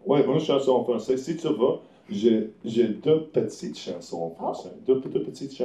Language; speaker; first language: French; non-native, learner; English